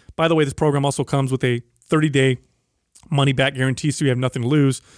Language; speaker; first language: English; native; English